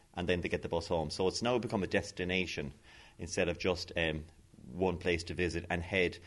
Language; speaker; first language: English; native; English